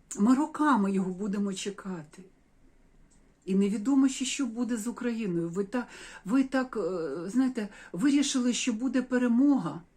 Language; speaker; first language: Ukrainian; non-native, local second language; Russian